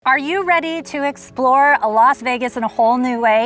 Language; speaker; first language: English; native; English